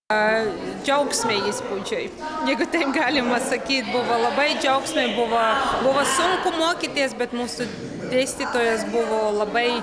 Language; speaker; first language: Lithuanian; non-native, learner; Latvian